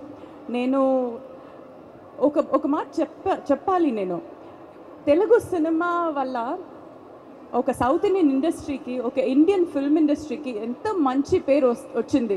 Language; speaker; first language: Telugu; non-native, learner; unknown